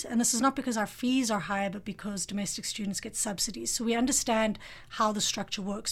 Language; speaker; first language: English; native; English